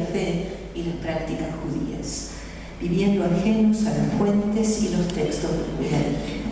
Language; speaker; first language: Spanish; native; Spanish